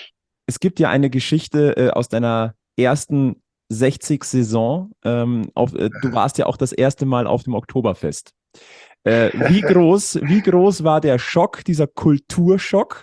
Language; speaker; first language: German; native; German